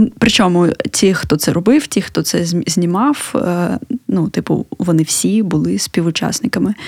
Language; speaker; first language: Ukrainian; native; Ukrainian